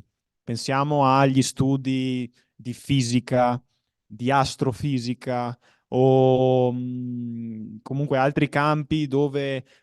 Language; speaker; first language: Italian; native; Italian